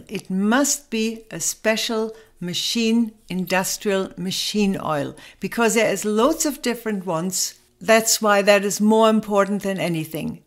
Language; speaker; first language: English; non-native, fluent; German